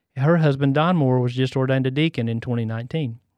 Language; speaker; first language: English; native; English